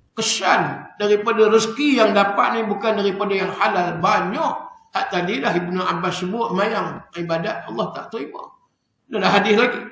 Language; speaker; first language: Malay; native; Malay